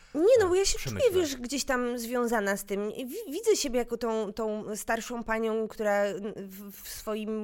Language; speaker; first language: Polish; native; Polish